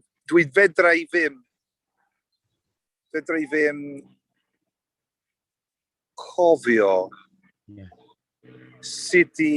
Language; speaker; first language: Welsh; non-native, learner; English